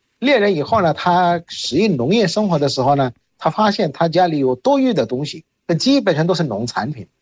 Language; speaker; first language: Chinese; non-native, fluent; Bangla